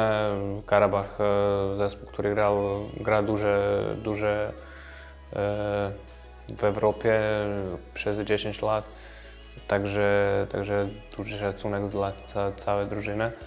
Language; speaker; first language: Polish; non-native, fluent; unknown